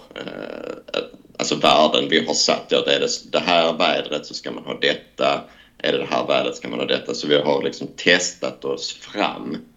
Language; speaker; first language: Swedish; native; Swedish